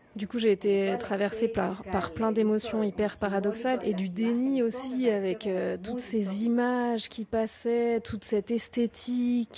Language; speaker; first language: French; native; French